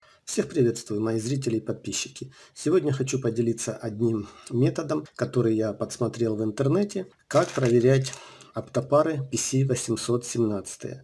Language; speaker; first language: Russian; native; Russian